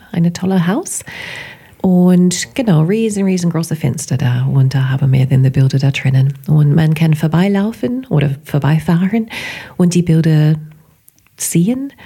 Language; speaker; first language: German; non-native, fluent; English